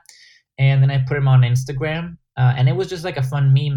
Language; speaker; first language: English; non-native, fluent; Spanish